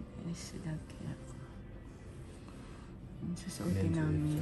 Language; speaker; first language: Japanese; non-native, learner; Filipino